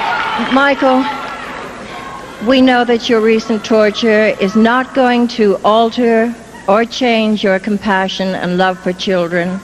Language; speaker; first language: English; native; English